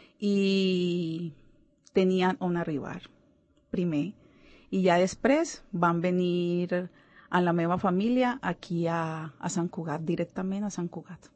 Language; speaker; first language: Catalan; non-native, learner; Spanish